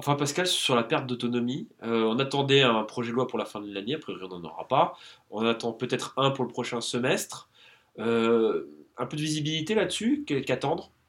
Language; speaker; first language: French; native; French